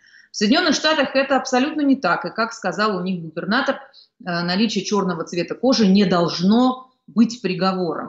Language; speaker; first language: Russian; native; Russian